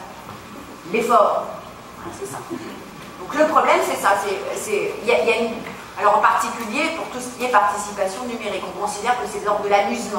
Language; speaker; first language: French; native; French